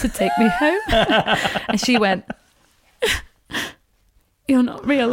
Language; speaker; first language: English; native; English